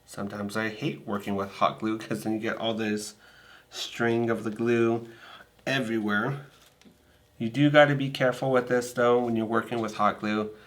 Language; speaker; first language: English; native; English